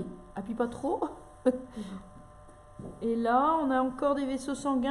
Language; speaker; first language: French; native; French